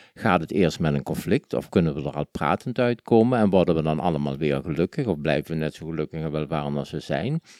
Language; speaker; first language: Dutch; native; Dutch